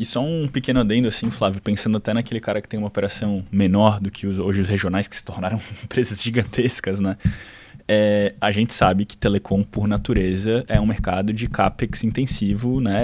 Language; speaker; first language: Portuguese; native; Portuguese